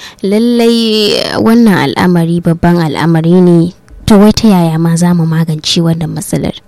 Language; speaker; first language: Hausa; native; Hausa